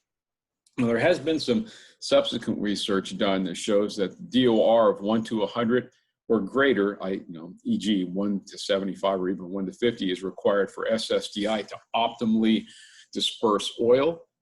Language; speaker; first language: English; native; English